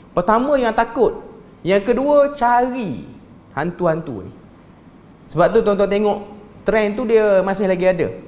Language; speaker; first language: Malay; native; Malay